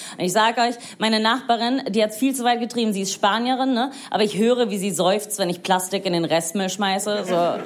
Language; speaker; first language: German; non-native, fluent; Italian